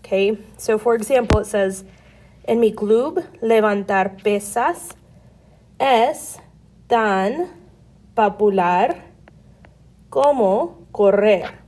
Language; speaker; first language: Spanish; non-native, fluent; English